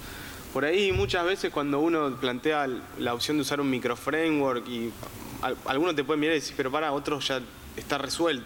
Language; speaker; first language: Spanish; native; Spanish